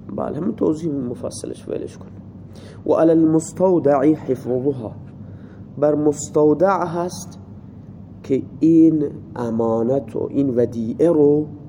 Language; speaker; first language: Persian; non-native, local second language; Baluchi